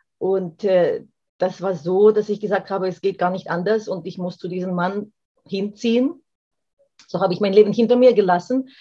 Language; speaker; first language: German; non-native, fluent; Russian